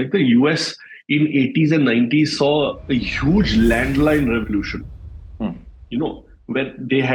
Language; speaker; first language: English; non-native, local second language; Hindi